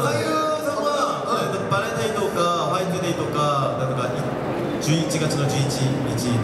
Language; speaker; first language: Japanese; non-native, learner; Korean